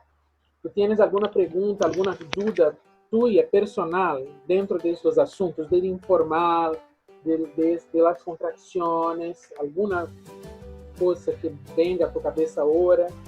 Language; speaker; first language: Spanish; non-native, fluent; Portuguese